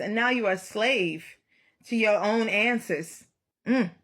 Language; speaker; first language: English; native; English